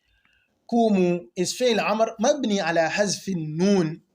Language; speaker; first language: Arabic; non-native, fluent; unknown